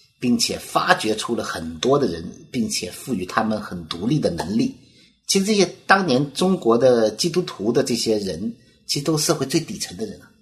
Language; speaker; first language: Chinese; native; Chinese